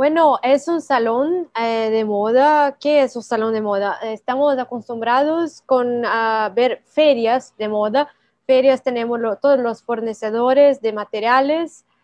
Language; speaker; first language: Spanish; non-native, learner; Portuguese